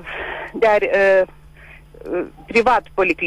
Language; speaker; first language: Norwegian; non-native, learner; Lithuanian